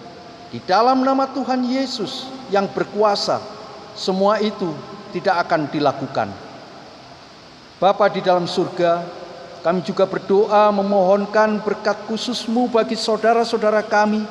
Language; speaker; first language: Indonesian; native; Indonesian